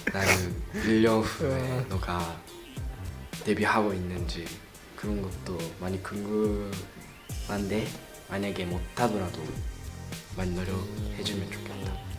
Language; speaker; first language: Korean; non-native, learner; Japanese